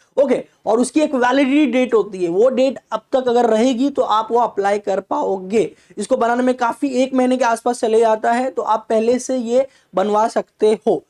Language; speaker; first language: Hindi; non-native, local second language; Marathi